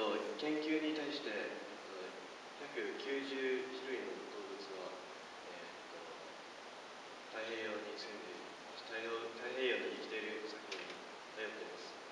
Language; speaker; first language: Japanese; non-native, fluent; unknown